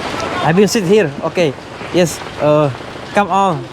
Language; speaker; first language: English; non-native, learner; Slovak